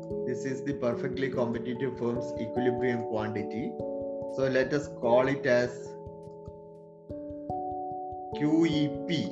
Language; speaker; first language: English; non-native, local second language; Malayalam